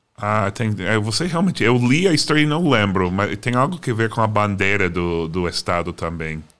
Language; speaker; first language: Portuguese; non-native, fluent; English